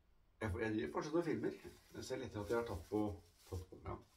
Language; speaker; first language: Norwegian; native; Norwegian